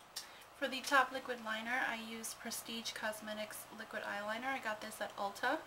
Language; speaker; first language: English; native; English